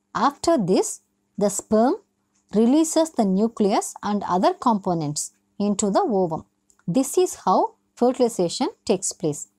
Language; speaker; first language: English; non-native, local second language; Tamil